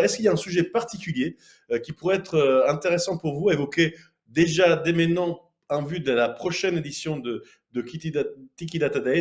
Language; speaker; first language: French; native; French